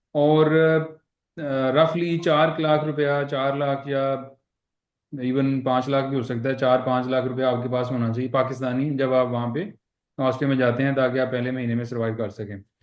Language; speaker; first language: Urdu; native; Urdu